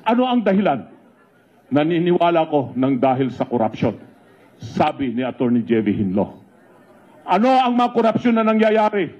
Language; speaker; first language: Filipino; non-native, local second language; Iloko